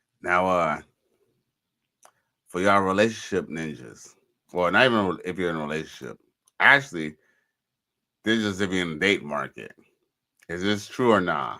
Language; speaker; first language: English; native; English